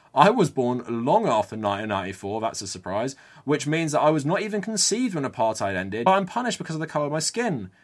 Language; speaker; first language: English; native; English